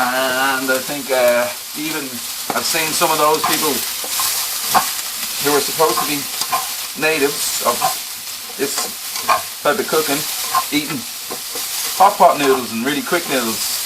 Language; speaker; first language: English; native; English